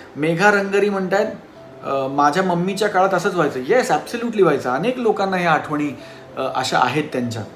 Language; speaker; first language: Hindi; non-native, local second language; Marathi